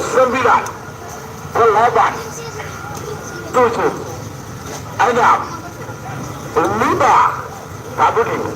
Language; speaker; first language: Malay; non-native, local second language; Madurese